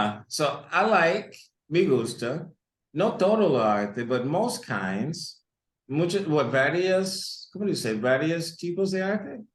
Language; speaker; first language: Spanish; non-native, learner; English